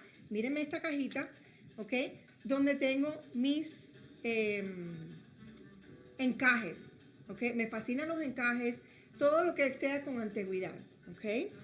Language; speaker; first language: Spanish; early bilingual, heritage; Spanish